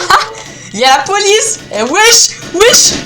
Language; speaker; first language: French; native; French